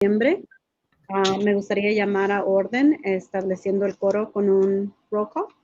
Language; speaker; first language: Spanish; early bilingual, other home language; English